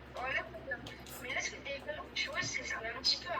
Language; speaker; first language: French; native; French